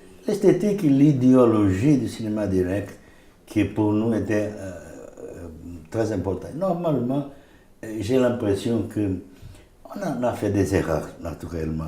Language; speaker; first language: French; non-native, fluent; Portuguese